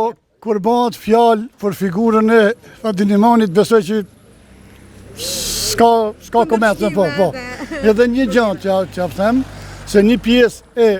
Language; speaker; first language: Albanian; native; Albanian